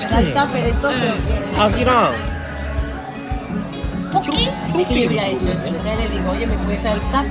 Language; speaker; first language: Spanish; non-native, fluent; Korean